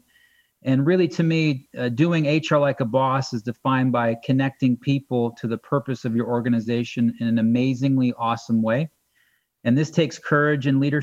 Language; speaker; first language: English; native; English